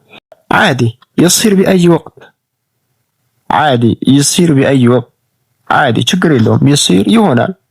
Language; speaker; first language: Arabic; non-native, fluent; Amharic